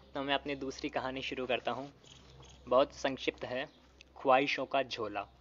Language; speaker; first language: Hindi; native; Hindi